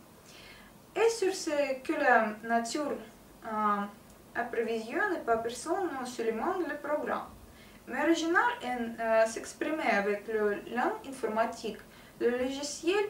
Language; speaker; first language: French; non-native, learner; Russian